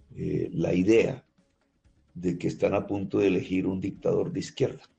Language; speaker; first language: Spanish; native; Spanish